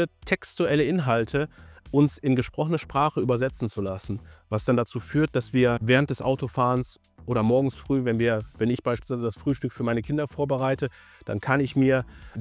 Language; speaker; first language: German; native; German